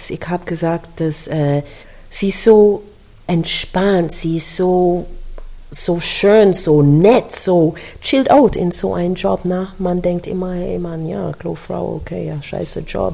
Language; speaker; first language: German; non-native, learner; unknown